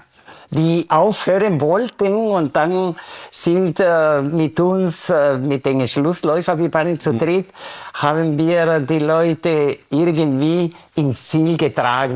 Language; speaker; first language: German; non-native, fluent; Spanish